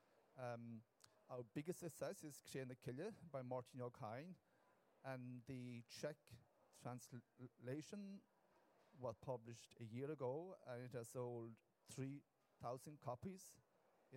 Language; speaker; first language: English; non-native, local second language; Irish